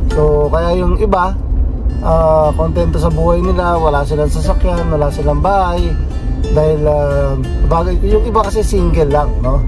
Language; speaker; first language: Filipino; native; Filipino